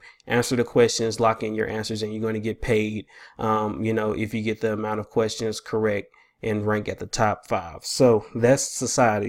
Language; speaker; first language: English; native; English